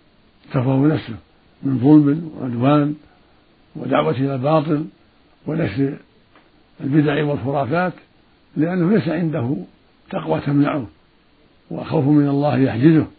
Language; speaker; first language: Arabic; native; Arabic